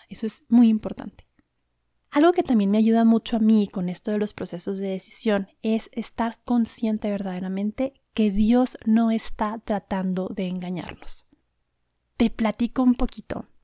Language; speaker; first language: Spanish; native; Spanish